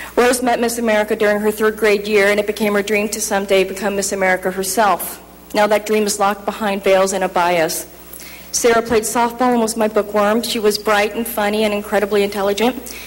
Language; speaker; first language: English; native; English